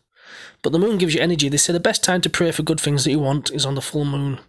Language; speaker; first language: English; native; English